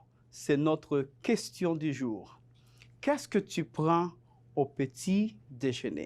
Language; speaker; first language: French; non-native, fluent; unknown